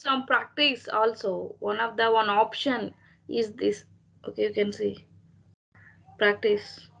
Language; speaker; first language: English; non-native, learner; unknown